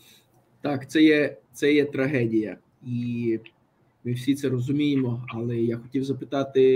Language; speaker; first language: Ukrainian; early bilingual, heritage; Ukrainian